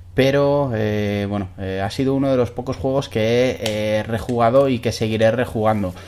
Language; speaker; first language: Spanish; native; Spanish